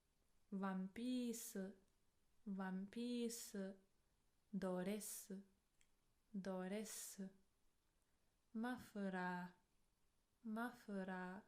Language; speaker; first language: Japanese; non-native, fluent; English